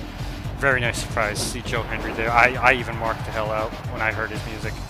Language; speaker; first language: English; native; English